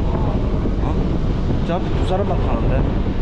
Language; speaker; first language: Korean; native; Korean